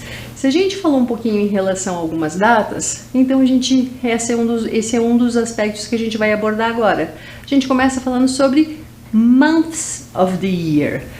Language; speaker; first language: Portuguese; native; Portuguese